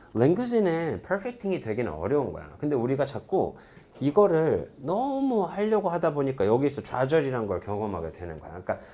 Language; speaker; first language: Korean; native; Korean